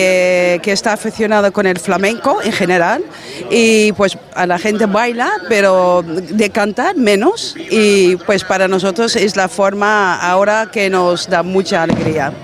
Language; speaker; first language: Spanish; non-native, fluent; Dutch